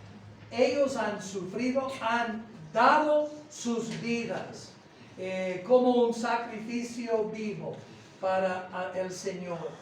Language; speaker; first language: Spanish; non-native, fluent; English